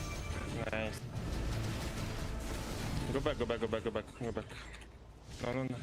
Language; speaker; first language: English; non-native, learner; Russian